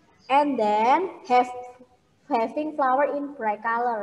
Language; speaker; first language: English; non-native, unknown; Indonesian